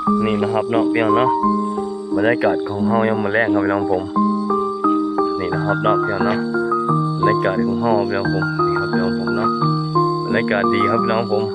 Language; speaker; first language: Thai; non-native, local second language; Northeastern Thai